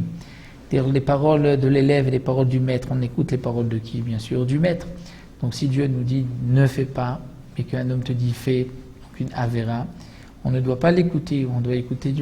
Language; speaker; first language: French; native; French